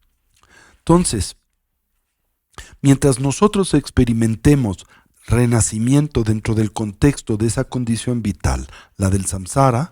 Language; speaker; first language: Spanish; native; Spanish